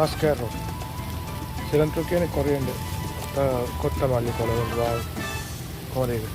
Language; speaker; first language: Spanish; non-native, learner; Sinhala